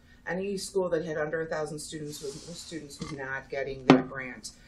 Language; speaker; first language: English; native; English